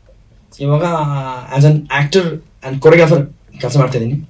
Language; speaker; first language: Kannada; non-native, learner; Hindi